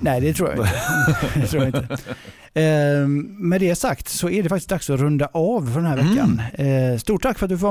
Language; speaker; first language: Swedish; native; Swedish